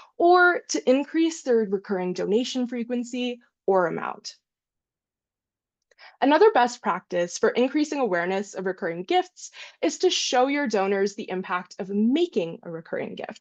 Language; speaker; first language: English; native; English